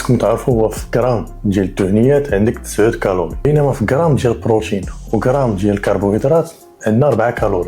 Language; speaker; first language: Arabic; native; Arabic